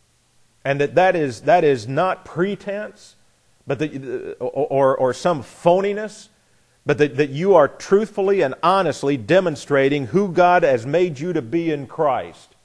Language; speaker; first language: English; native; English